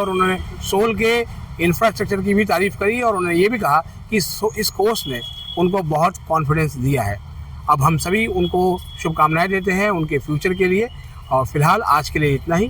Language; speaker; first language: Hindi; native; Hindi